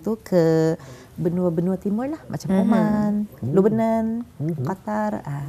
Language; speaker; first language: Malay; native; Malay